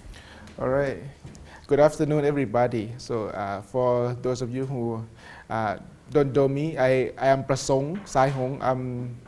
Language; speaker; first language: English; non-native, learner; Thai